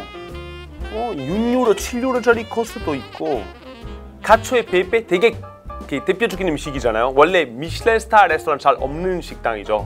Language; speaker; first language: Korean; non-native, fluent; Italian